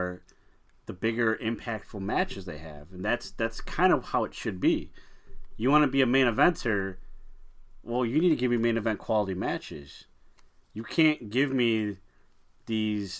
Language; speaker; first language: English; native; English